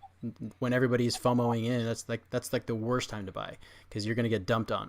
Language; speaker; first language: English; native; English